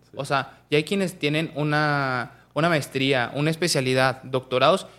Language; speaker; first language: Spanish; native; Spanish